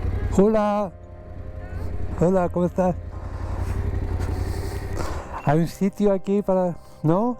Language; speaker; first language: Spanish; non-native, learner; Persian